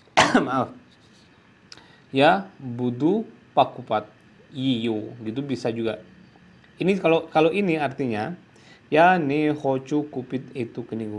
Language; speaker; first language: Indonesian; native; Indonesian